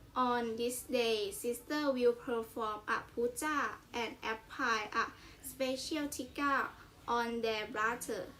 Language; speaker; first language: English; non-native, learner; Thai